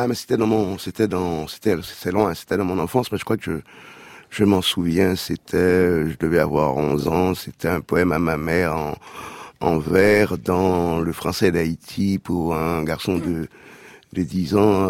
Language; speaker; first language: French; non-native, local second language; Haitian Creole